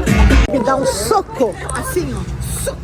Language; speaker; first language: Portuguese; native; Portuguese